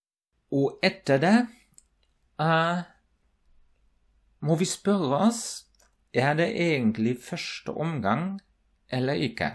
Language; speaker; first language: Norwegian; non-native, fluent; German